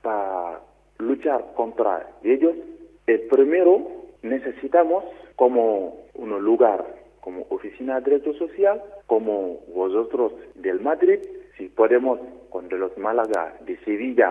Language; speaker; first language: Spanish; non-native, learner; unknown